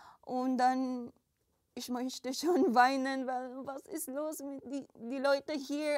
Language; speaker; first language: German; non-native, learner; Filipino